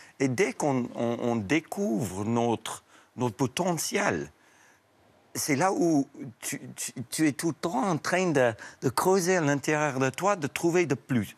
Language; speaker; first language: French; non-native, fluent; Afrikaans